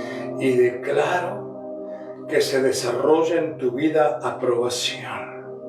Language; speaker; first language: Spanish; native; Spanish